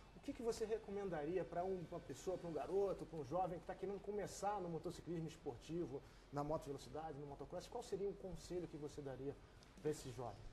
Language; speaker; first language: Portuguese; native; Portuguese